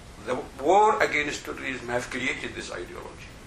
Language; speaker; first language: English; non-native, fluent; Arabic